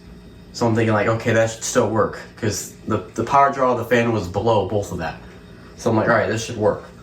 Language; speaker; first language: English; native; English